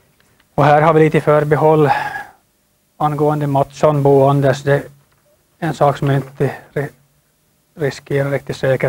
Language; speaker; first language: Swedish; native; Swedish